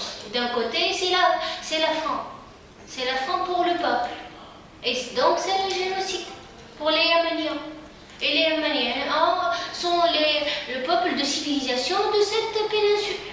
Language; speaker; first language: French; non-native, local second language; Arabic